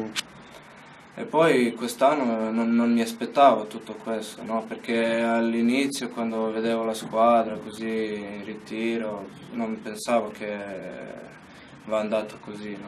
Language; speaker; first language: Italian; non-native, fluent; Slovenian